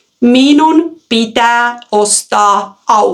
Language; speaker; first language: Finnish; non-native, fluent; Russian